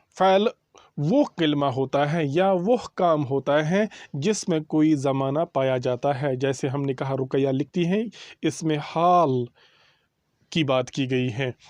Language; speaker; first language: Urdu; non-native, local second language; Kashmiri